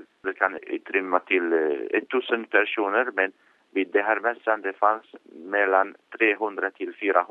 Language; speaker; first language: Swedish; non-native, fluent; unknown